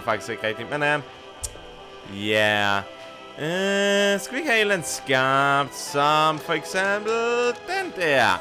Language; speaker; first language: Danish; native; Danish